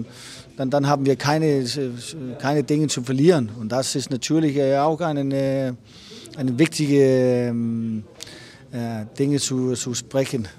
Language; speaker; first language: German; non-native, learner; Danish